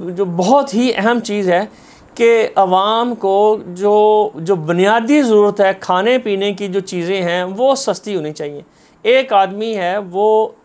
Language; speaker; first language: Urdu; non-native, local second language; Punjabi